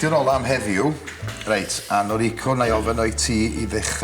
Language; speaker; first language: Welsh; native; Welsh